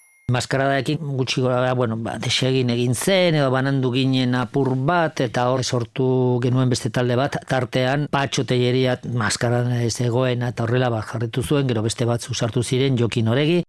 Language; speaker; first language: Basque; non-native, local second language; Spanish